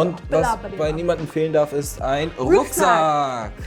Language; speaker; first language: German; native; German